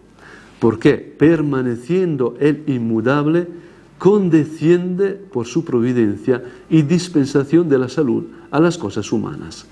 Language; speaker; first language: Spanish; non-native, fluent; Italian